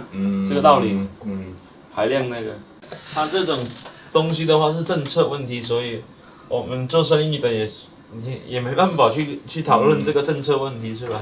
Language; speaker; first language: Chinese; native; Chinese